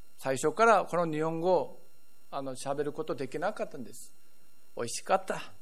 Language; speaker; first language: Japanese; non-native, fluent; Korean